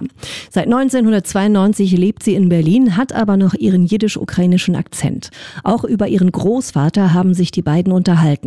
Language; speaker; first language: German; native; German